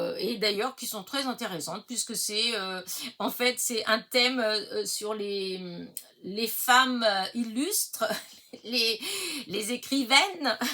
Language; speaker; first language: French; early bilingual, other home language; Portuguese